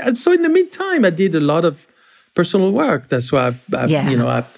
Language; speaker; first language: English; non-native, fluent; French